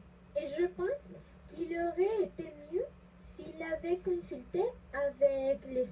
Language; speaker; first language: French; non-native, learner; Spanish